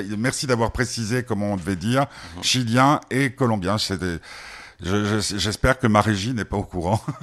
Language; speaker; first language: French; native; French